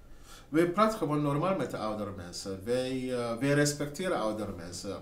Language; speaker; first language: Dutch; non-native, fluent; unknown